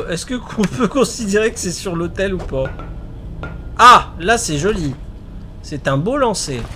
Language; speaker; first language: French; native; French